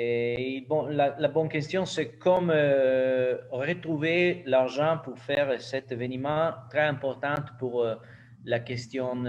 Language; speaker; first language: French; non-native, learner; Italian